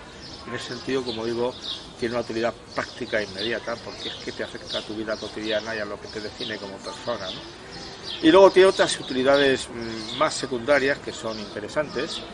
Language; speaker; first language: Spanish; native; Spanish